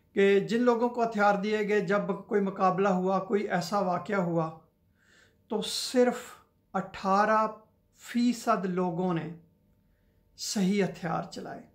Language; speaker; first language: Urdu; non-native, local second language; Punjabi